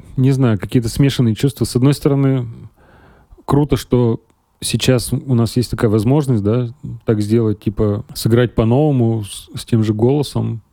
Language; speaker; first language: Russian; native; Russian